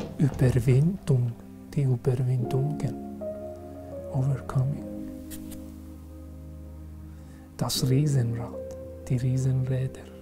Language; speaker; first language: German; non-native, learner; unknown